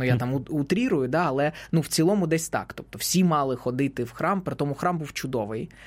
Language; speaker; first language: Ukrainian; non-native, local second language; Russian